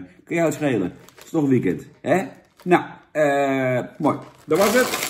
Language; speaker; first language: Dutch; native; Dutch